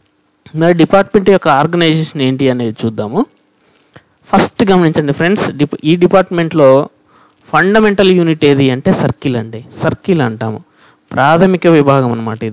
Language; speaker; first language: Telugu; native; Telugu